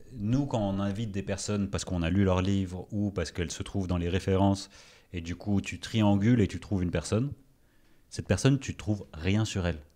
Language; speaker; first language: French; early bilingual, other home language; Greek